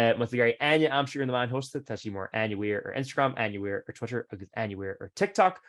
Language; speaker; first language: Irish; native; Irish